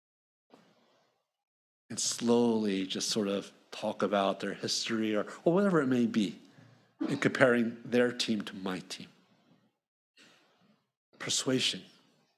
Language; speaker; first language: English; native; English